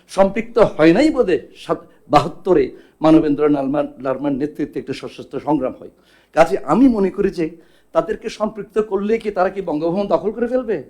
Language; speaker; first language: Bangla; non-native, local second language; Chakma